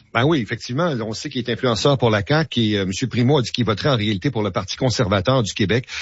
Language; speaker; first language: French; native; French